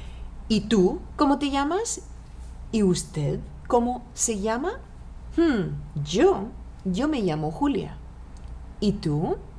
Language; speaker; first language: Spanish; non-native, fluent; French